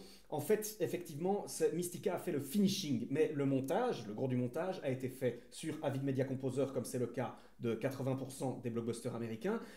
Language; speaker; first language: French; native; French